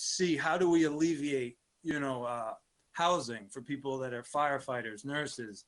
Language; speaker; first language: English; native; English